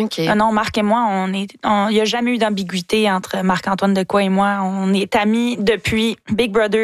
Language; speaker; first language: French; native; French